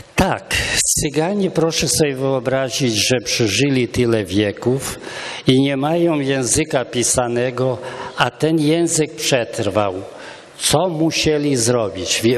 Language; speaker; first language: Polish; non-native, local second language; Romany